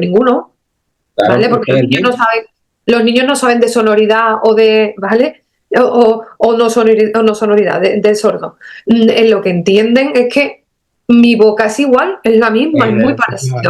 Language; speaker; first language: Spanish; native; Spanish